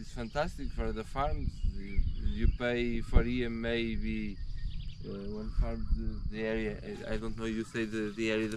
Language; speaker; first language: English; non-native, learner; Portuguese